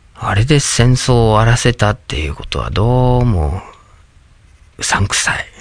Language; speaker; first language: Japanese; non-native, fluent; English